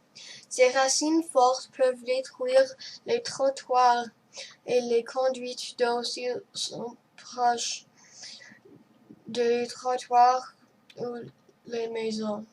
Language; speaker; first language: French; non-native, learner; English